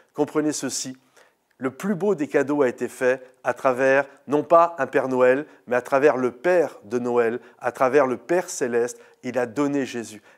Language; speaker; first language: French; native; French